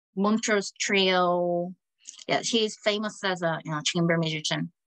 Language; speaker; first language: English; non-native, fluent; Korean